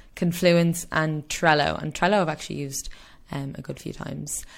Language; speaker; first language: English; native; English